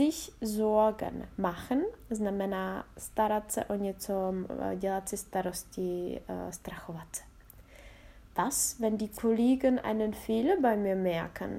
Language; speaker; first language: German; non-native, fluent; Czech